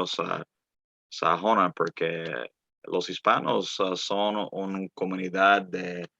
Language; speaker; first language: Spanish; early bilingual, heritage; Spanish